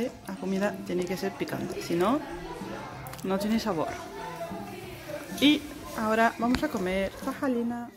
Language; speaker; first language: Spanish; non-native, fluent; Arabic